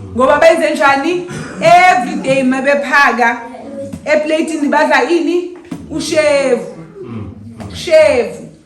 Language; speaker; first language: Zulu; native; Zulu